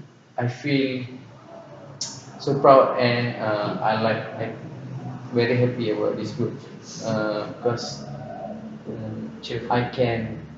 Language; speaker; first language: English; non-native, local second language; Malay